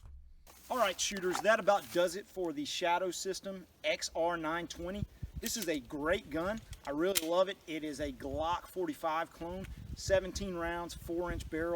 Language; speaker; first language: English; native; English